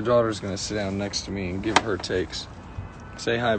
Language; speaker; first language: English; native; English